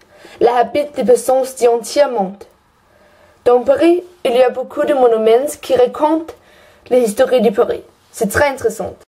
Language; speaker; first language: French; non-native, learner; Danish